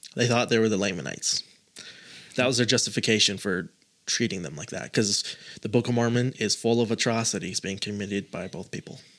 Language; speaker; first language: English; native; English